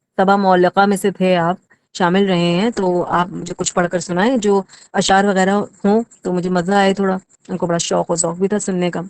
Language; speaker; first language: Urdu; native; Urdu